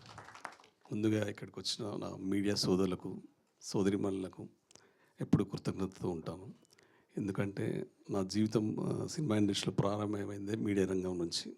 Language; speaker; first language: Telugu; native; Telugu